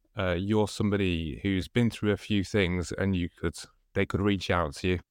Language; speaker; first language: English; native; English